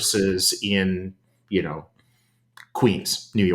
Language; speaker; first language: English; native; English